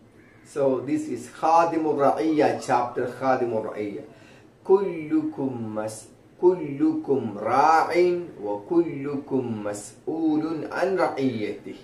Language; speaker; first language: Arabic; non-native, fluent; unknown